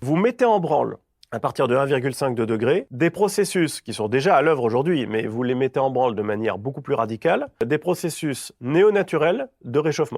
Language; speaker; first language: French; native; French